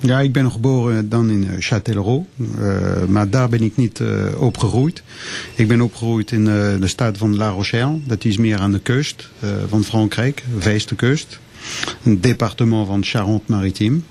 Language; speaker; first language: Dutch; non-native, fluent; French